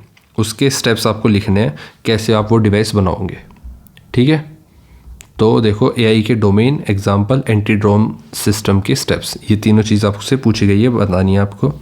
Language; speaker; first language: Hindi; native; Hindi